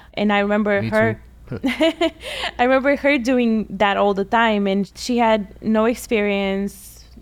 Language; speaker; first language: English; non-native, fluent; Bulgarian